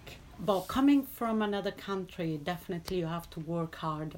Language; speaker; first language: English; non-native, fluent; Italian